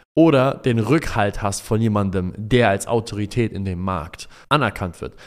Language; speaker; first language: German; early bilingual, other home language; Arabic